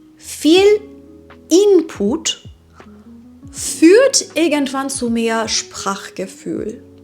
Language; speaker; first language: German; non-native, fluent; Persian